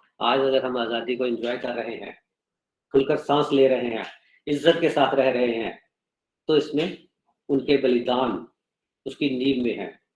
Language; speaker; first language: Hindi; non-native, local second language; Punjabi